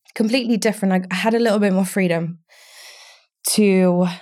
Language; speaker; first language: English; early bilingual, other home language; Romanian